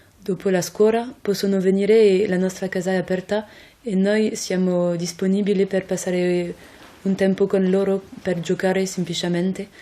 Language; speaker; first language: Italian; non-native, fluent; French